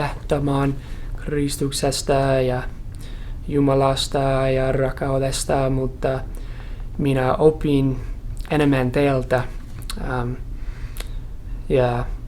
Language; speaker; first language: Finnish; non-native, fluent; English